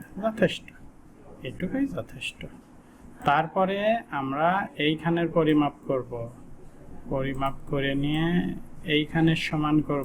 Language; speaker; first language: Bangla; native; Bangla